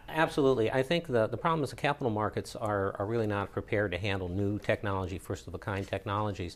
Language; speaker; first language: English; native; English